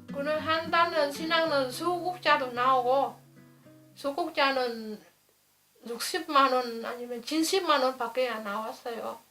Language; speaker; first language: Korean; non-native, learner; Vietnamese